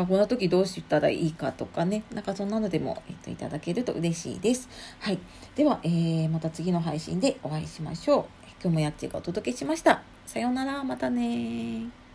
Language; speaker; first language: Japanese; native; Japanese